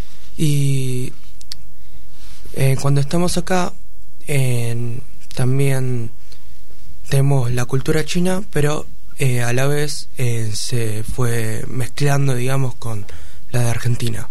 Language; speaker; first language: Spanish; early bilingual, other home language; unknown